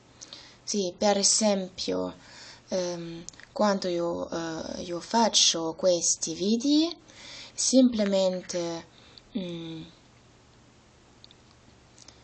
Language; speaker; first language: Italian; non-native, learner; German